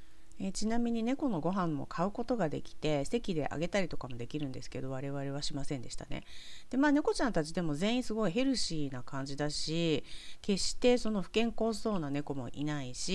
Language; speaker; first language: Japanese; native; Japanese